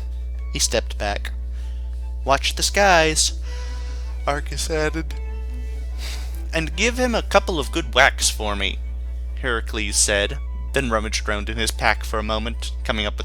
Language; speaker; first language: English; native; English